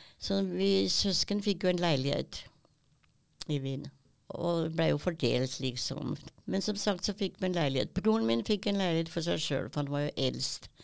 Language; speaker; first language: Norwegian; early bilingual, other home language; German